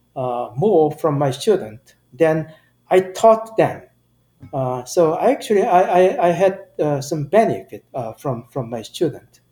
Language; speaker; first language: English; non-native, fluent; Korean